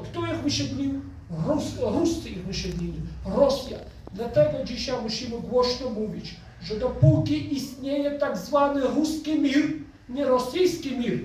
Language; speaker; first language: Polish; non-native, fluent; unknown